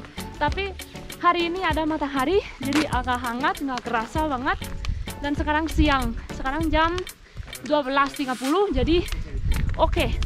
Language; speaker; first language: Indonesian; non-native, fluent; Spanish